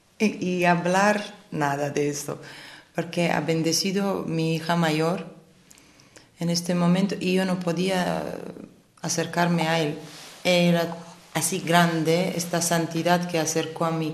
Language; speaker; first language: Spanish; non-native, fluent; Armenian